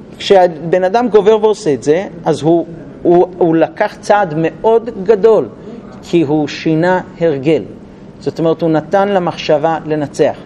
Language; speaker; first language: Hebrew; non-native, fluent; English